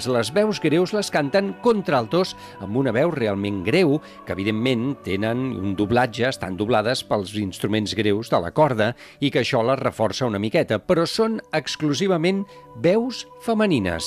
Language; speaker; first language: Catalan; native; Catalan